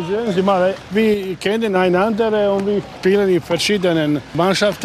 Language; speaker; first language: German; non-native, learner; Croatian